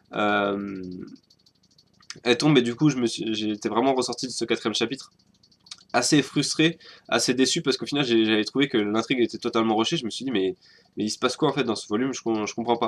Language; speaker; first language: French; native; French